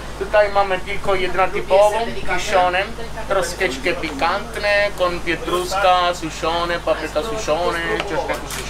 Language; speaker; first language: Polish; non-native, learner; Italian